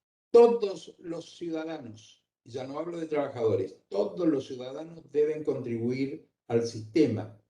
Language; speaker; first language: Spanish; native; Spanish